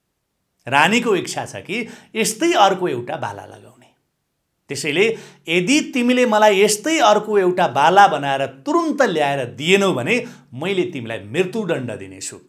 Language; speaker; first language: Nepali; native; Nepali